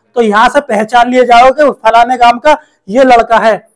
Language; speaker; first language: Hindi; native; Hindi